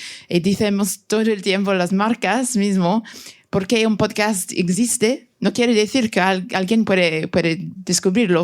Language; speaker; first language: Spanish; non-native, fluent; French